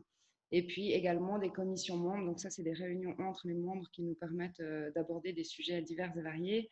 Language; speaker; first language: French; native; French